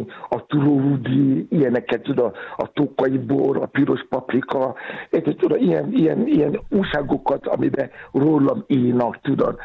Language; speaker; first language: Hungarian; non-native, learner; Yoruba